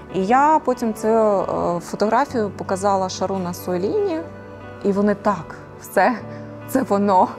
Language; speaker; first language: Ukrainian; native; Ukrainian